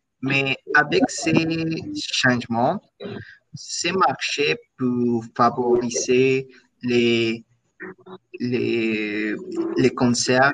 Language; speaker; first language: French; non-native, learner; Spanish